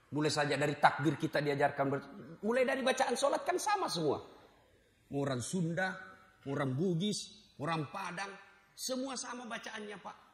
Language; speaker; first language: Indonesian; non-native, local second language; Buginese